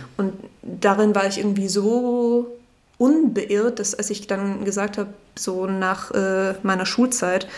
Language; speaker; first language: German; native; German